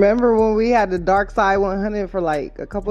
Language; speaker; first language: English; native; English